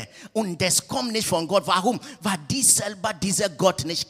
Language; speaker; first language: German; non-native, fluent; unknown